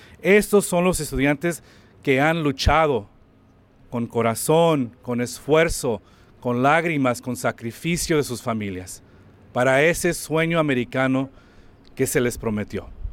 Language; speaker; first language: Spanish; early bilingual, heritage; Spanish